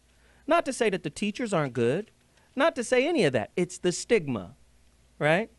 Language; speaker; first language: English; native; English